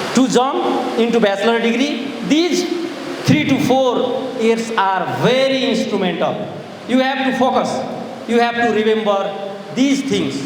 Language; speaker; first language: English; non-native, local second language; Nepali